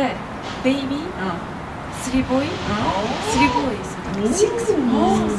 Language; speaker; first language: Korean; non-native, learner; Japanese